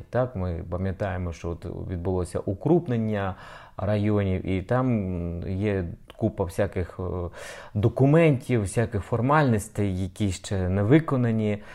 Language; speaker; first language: Ukrainian; native; Ukrainian